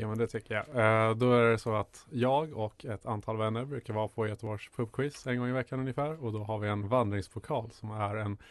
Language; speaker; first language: Swedish; native; Swedish